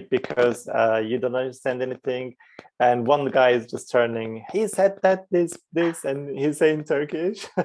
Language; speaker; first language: English; non-native, fluent; Turkish